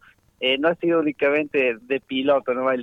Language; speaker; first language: Spanish; native; Spanish